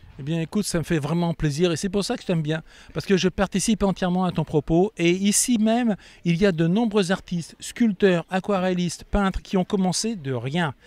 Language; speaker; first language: French; native; French